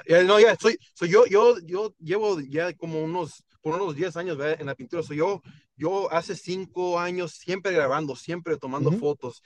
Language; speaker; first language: Spanish; early bilingual, heritage; Spanish